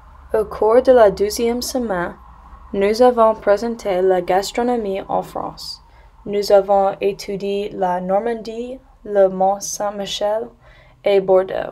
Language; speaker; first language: French; non-native, learner; English